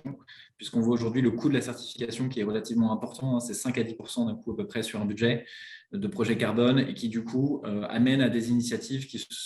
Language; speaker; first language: French; native; French